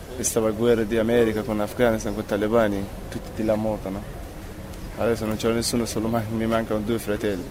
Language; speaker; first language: Italian; non-native, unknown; Persian